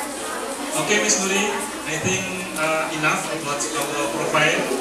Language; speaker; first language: English; non-native, learner; Indonesian